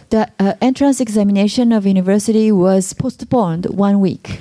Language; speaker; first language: English; non-native, fluent; Japanese